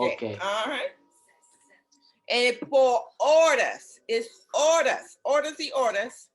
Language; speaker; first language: Spanish; non-native, learner; English